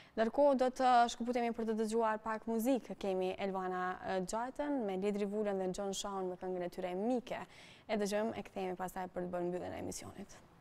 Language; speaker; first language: Albanian; native; Albanian